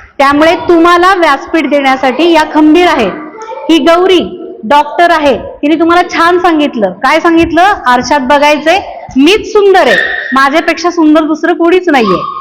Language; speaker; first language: Marathi; native; Marathi